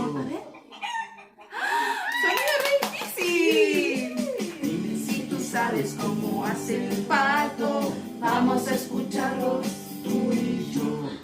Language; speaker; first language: Spanish; native; Spanish